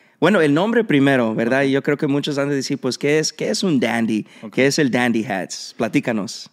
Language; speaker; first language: Spanish; early bilingual, heritage; Spanish